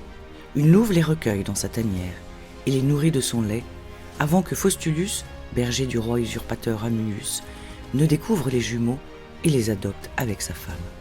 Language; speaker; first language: French; native; French